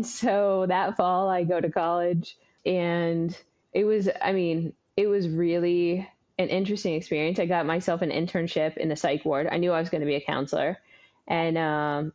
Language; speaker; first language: English; native; English